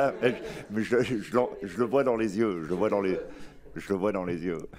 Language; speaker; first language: French; native; French